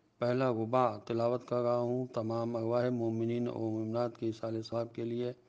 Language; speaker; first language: Arabic; non-native, fluent; Urdu